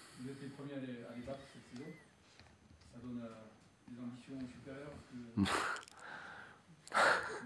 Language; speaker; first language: French; native; French